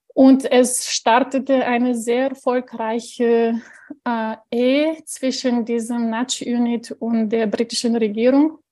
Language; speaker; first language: German; non-native, fluent; Bulgarian